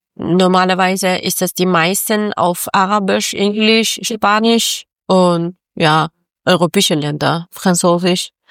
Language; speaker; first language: German; non-native, learner; Persian